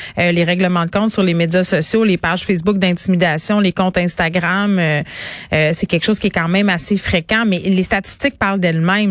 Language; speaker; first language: French; native; French